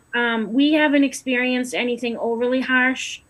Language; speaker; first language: English; native; English